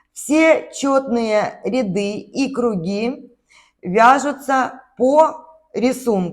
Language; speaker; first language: Russian; native; Russian